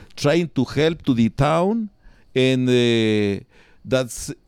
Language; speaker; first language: English; non-native, learner; Spanish